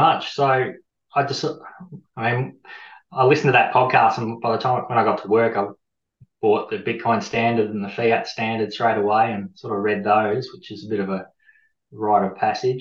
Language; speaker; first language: English; native; English